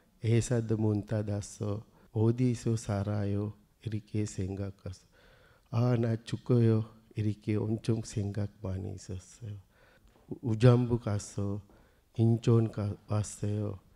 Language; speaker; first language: Korean; non-native, learner; Sinhala